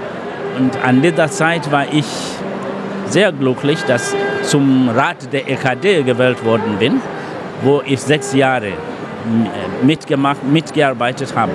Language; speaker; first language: German; non-native, fluent; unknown